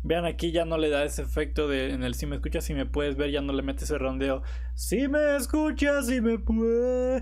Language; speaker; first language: Spanish; native; Spanish